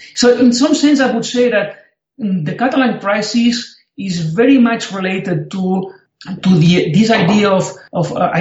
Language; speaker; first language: English; non-native, fluent; Spanish